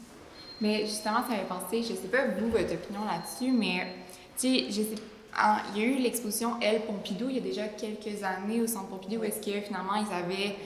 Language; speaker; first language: French; native; French